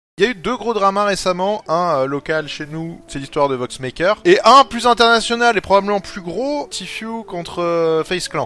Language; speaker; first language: French; native; French